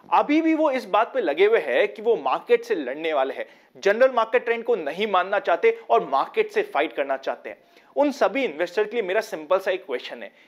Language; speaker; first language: Hindi; native; Hindi